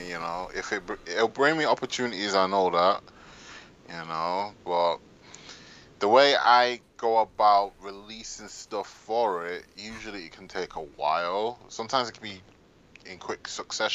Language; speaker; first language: English; native; English